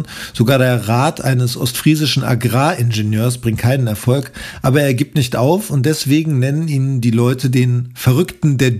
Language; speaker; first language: German; native; German